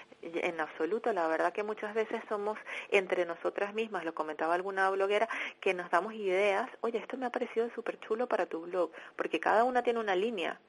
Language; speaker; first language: Spanish; native; Spanish